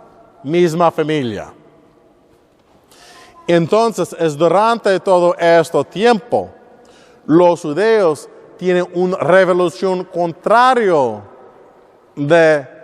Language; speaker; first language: Spanish; non-native, learner; English